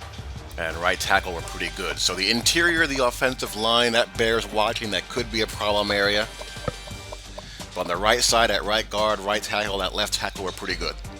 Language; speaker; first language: English; native; English